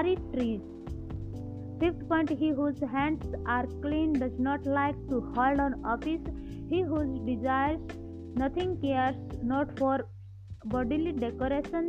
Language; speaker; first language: English; non-native, local second language; Hindi